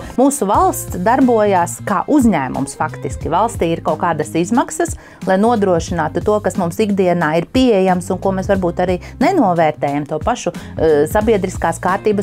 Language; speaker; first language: Latvian; native; Latvian